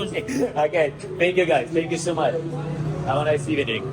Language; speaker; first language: English; non-native, learner; Lithuanian